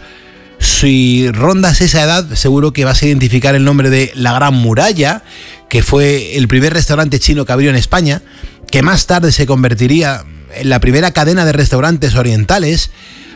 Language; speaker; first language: Spanish; native; Spanish